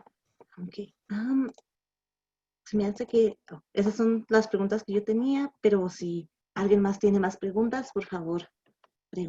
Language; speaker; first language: Spanish; early bilingual, other home language; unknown